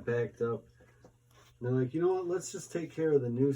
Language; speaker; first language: English; native; English